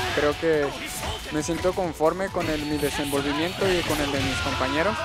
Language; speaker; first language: Spanish; native; Spanish